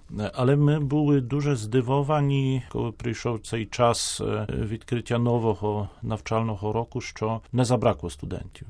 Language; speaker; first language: Ukrainian; non-native, fluent; Polish